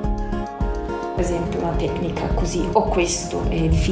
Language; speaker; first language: Italian; non-native, fluent; German